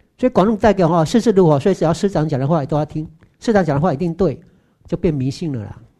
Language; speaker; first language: Chinese; native; Chinese